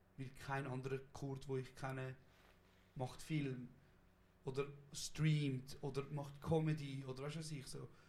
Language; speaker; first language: German; early bilingual, other home language; Kurdish